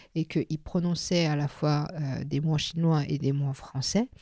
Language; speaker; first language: French; non-native, local second language; Min Nan Chinese